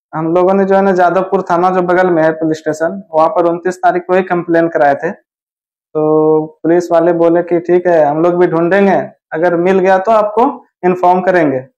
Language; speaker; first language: Hindi; native; Hindi